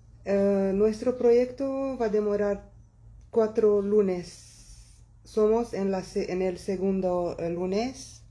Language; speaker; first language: Spanish; non-native, local second language; Arabic